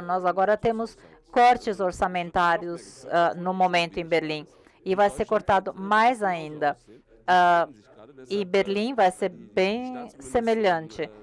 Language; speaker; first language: Portuguese; non-native, learner; German